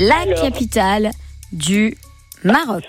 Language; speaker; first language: French; native; French